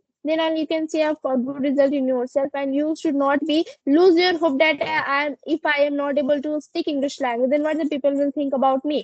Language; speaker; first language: English; non-native, learner; Hindi